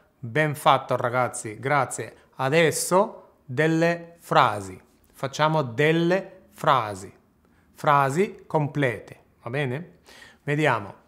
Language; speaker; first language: Italian; non-native, fluent; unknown